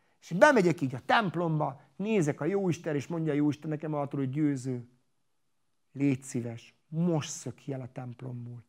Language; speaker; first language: Hungarian; non-native, local second language; Romany